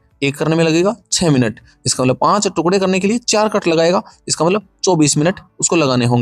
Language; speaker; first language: Hindi; native; Hindi